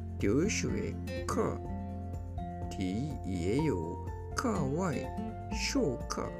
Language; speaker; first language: Chinese; non-native, learner; Japanese